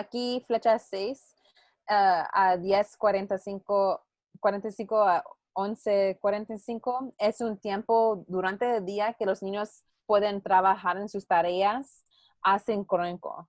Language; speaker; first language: Spanish; non-native, learner; English